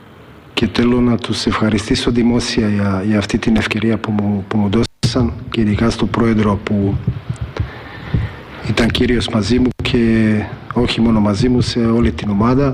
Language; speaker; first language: Greek; non-native, fluent; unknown